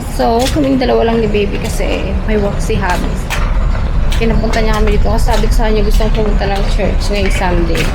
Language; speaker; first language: Filipino; native; Filipino